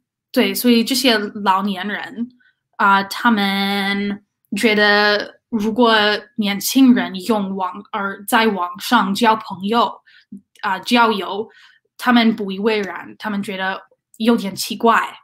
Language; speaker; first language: Chinese; non-native, learner; English